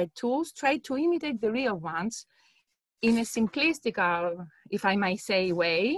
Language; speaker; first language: English; non-native, fluent; Greek